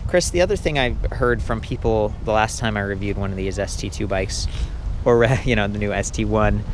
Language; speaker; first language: English; native; English